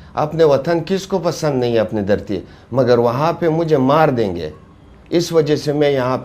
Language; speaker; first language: Hindi; non-native, fluent; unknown